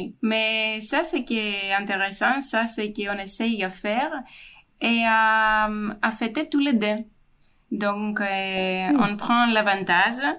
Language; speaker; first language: French; non-native, fluent; Greek